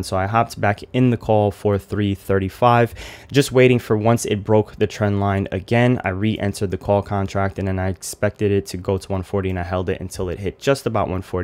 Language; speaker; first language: English; native; English